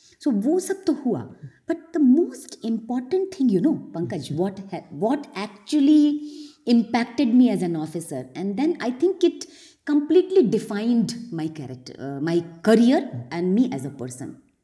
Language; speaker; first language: English; non-native, local second language; Hindi